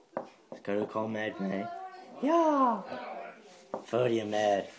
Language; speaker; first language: Swedish; non-native, learner; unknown